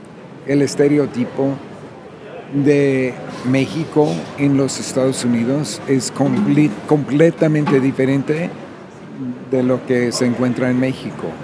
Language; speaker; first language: Spanish; non-native, fluent; English